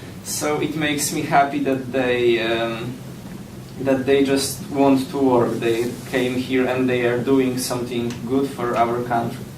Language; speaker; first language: English; non-native, learner; Polish